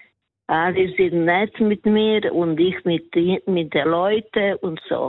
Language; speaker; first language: German; non-native, learner; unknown